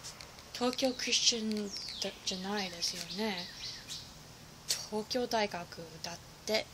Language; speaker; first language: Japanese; non-native, learner; English